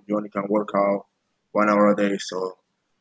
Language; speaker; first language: English; non-native, fluent; Spanish